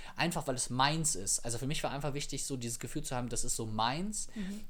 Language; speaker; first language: German; native; German